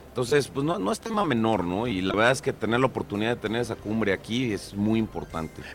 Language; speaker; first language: Spanish; native; Spanish